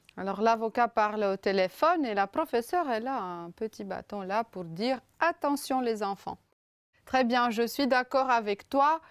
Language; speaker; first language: French; non-native, fluent; Romanian